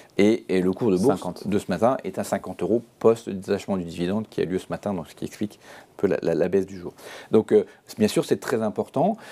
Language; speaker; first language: French; native; French